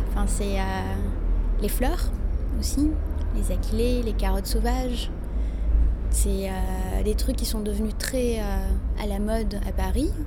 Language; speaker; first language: French; non-native, local second language; Arabic